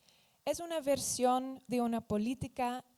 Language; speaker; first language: Spanish; non-native, fluent; Dutch